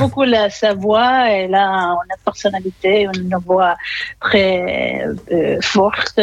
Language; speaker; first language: French; non-native, fluent; Spanish